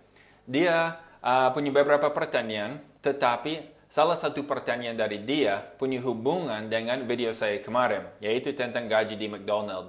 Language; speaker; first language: Indonesian; non-native, fluent; English